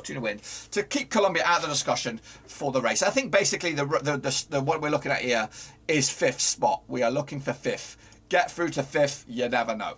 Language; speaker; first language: English; native; English